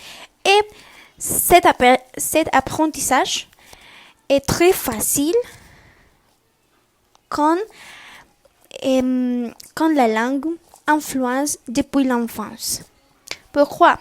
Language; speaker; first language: French; non-native, learner; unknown